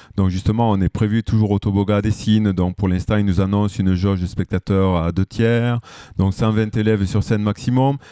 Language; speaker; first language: French; native; French